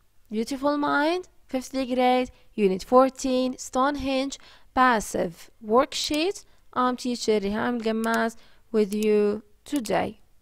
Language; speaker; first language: English; non-native, fluent; Arabic